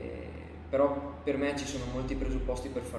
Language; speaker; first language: Italian; native; Italian